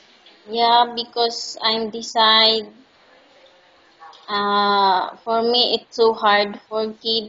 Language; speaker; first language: English; non-native, learner; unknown